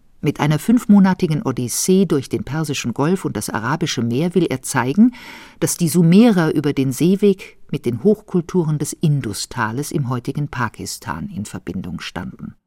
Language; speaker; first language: German; native; German